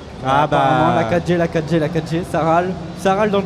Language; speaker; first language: French; native; French